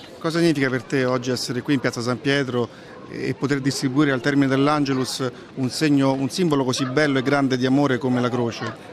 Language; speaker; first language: Italian; native; Italian